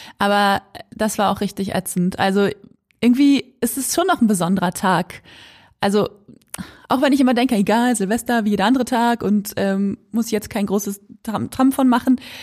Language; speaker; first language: German; native; German